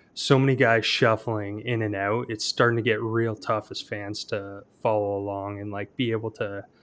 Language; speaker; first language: English; native; English